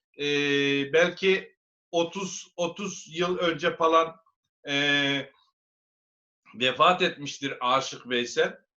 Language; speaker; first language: Turkish; native; Turkish